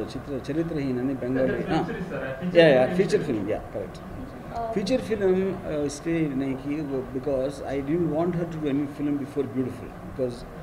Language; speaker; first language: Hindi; non-native, local second language; Telugu